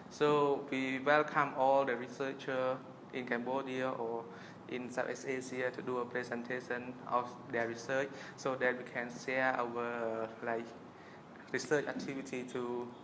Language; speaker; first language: English; non-native, fluent; Khmer